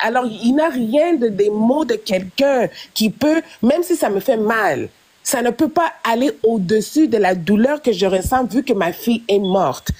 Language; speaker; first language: French; non-native, local second language; Lingala